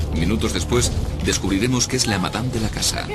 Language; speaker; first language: Spanish; native; Spanish